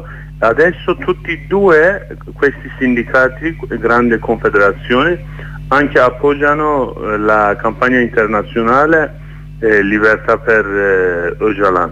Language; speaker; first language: Italian; non-native, learner; Kurdish